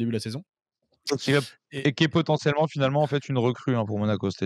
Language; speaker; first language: French; native; French